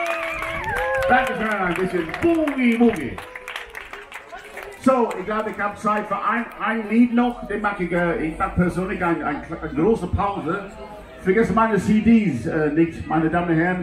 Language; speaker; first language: German; non-native, learner; English